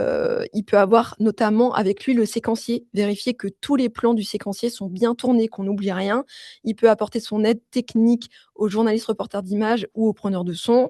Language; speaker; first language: French; native; French